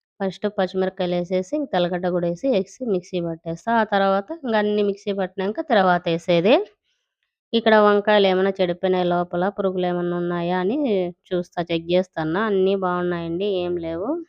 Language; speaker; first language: Telugu; native; Telugu